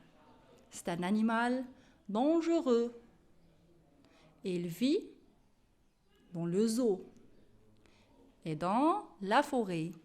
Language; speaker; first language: French; non-native, local second language; Arabic